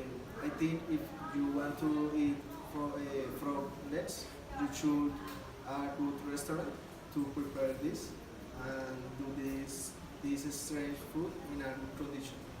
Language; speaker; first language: English; non-native, learner; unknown